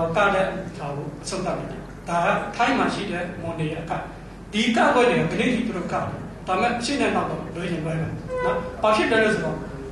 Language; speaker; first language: Burmese; non-native, local second language; Mon